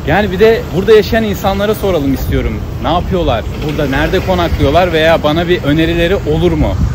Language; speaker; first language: Turkish; native; Turkish